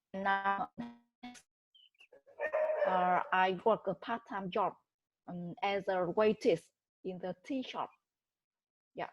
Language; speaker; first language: English; non-native, learner; Vietnamese